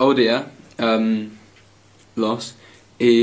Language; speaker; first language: Spanish; non-native, learner; English